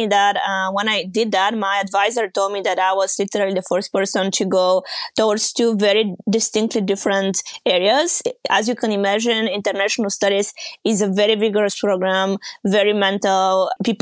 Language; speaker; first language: English; non-native, fluent; Bulgarian